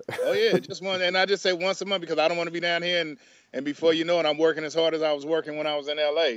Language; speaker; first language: English; native; English